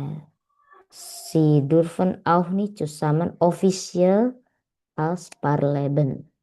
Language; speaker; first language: German; non-native, learner; Indonesian